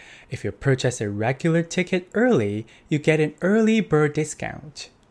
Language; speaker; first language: English; non-native, fluent; Chinese